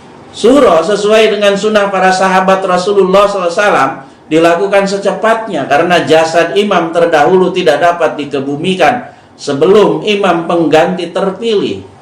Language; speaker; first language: Indonesian; native; Indonesian